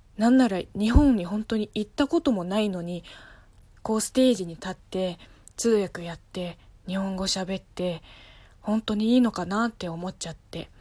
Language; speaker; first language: Japanese; non-native, fluent; Chinese